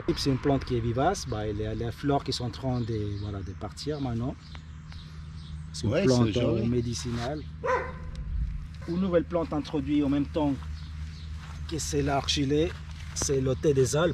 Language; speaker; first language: French; native; French